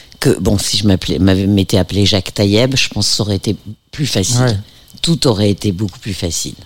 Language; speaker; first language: French; early bilingual, heritage; French